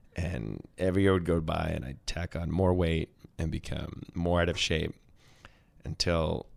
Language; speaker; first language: English; native; English